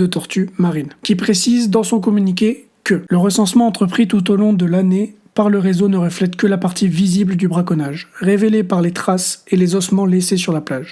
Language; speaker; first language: French; native; French